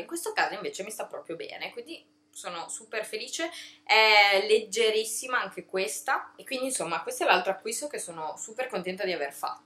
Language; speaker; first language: Italian; native; Italian